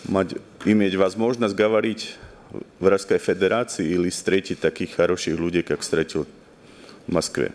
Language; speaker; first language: Russian; non-native, learner; Slovak